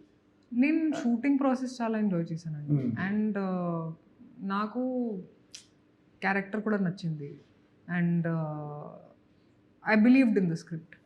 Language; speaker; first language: Telugu; non-native, local second language; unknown